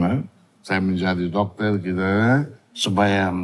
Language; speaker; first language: Indonesian; non-native, learner; Tetum